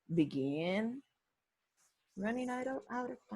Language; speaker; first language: English; non-native, fluent; Spanish